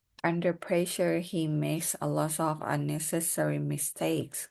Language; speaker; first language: English; non-native, learner; Thai